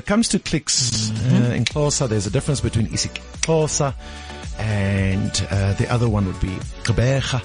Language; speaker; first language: English; native; English